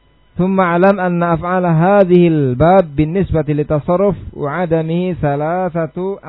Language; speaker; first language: Arabic; non-native, fluent; Indonesian